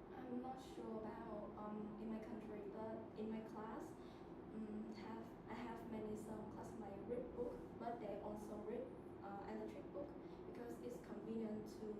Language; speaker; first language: English; non-native, learner; Vietnamese